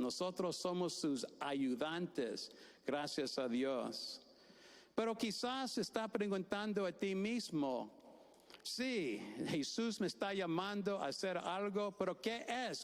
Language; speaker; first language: Spanish; non-native, fluent; English